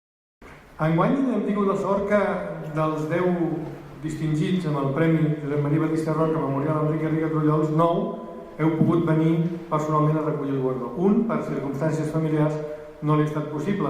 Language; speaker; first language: Catalan; native; Catalan